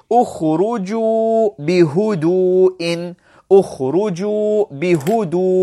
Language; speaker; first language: Arabic; non-native, fluent; English